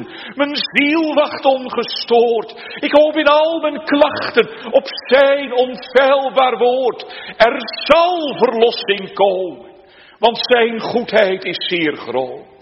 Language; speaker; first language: Dutch; native; Dutch